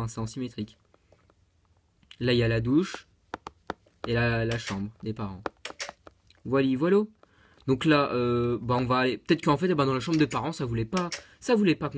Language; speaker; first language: French; native; French